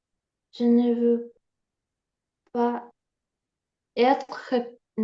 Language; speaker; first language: French; non-native, learner; Ukrainian